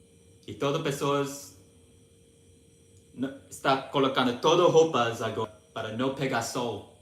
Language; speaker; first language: Portuguese; non-native, learner; English